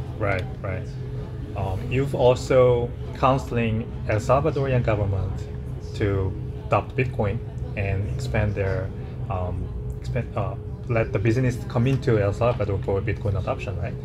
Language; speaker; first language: English; non-native, fluent; Korean